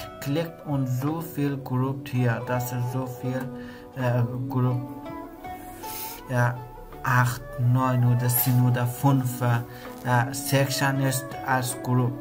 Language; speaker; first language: German; non-native, learner; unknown